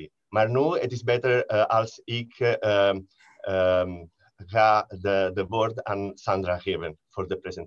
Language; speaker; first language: Dutch; non-native, learner; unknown